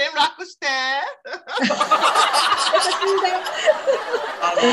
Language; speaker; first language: Japanese; non-native, learner; English